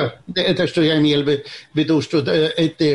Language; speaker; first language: Russian; non-native, fluent; Swedish